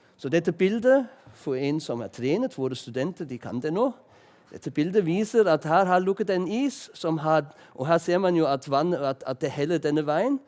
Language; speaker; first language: Norwegian; non-native, fluent; German